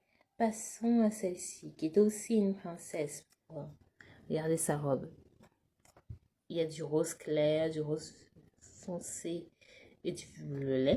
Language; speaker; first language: French; native; French